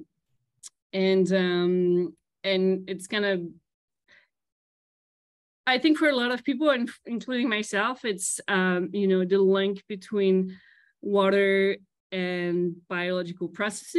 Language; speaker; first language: English; non-native, fluent; French